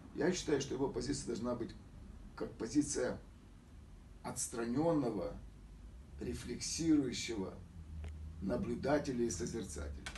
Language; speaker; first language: Russian; native; Russian